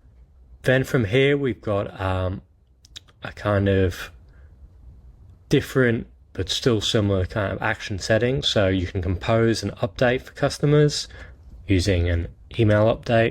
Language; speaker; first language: English; native; English